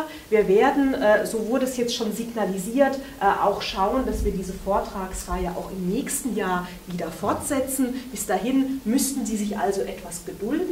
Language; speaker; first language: German; native; German